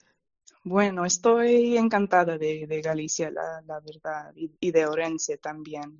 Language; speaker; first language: Spanish; non-native, fluent; English